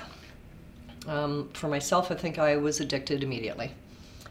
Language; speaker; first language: English; native; English